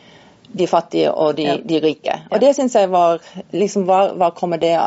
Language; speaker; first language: Norwegian; non-native, fluent; English